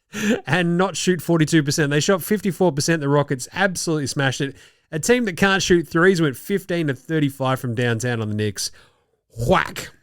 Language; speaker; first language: English; native; English